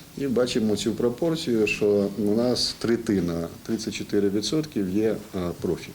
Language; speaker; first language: Ukrainian; native; Ukrainian